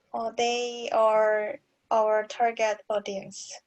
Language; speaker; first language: English; non-native, learner; Korean